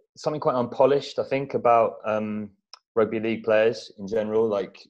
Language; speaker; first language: English; native; English